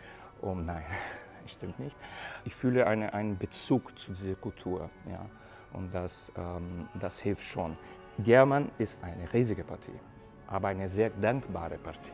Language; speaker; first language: German; non-native, fluent; Portuguese